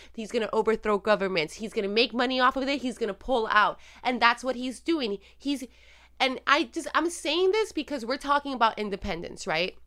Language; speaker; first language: English; non-native, fluent; Spanish